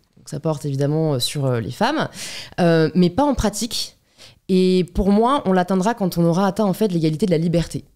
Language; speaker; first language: French; native; French